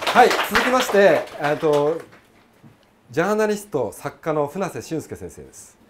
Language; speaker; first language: Japanese; native; Japanese